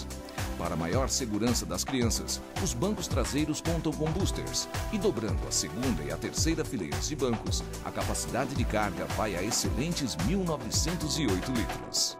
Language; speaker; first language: Portuguese; native; Portuguese